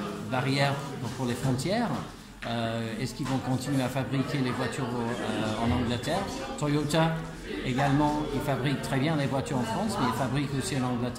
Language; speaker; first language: French; non-native, fluent; English